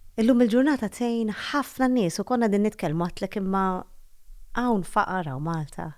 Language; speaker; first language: Maltese; native; Maltese